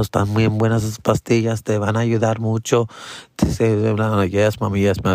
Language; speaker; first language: Spanish; early bilingual, heritage; Spanish